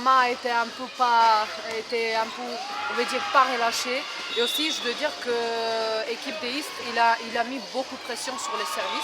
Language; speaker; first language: French; non-native, fluent; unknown